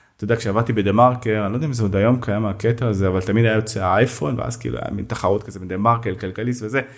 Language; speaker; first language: Hebrew; native; Hebrew